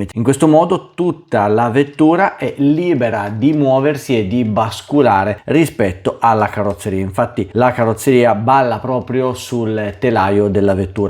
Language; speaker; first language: Italian; native; Italian